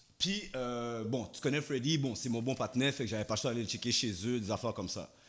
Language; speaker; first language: French; native; French